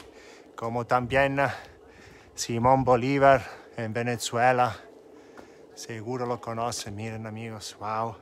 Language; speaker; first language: Spanish; non-native, fluent; Italian